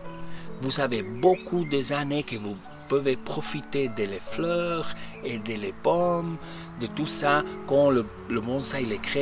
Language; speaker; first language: French; non-native, local second language; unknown